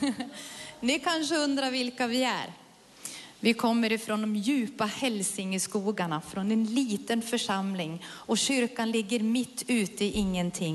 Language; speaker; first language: Swedish; native; Swedish